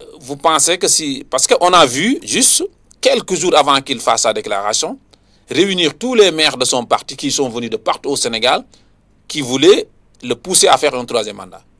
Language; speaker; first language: French; non-native, local second language; Wolof